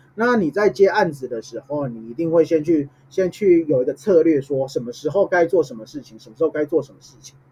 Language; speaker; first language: Chinese; native; Chinese